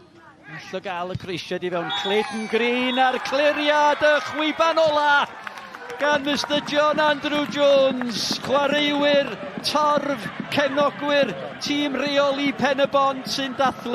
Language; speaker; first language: Welsh; native; Welsh